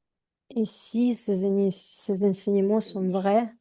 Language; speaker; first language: French; non-native, fluent; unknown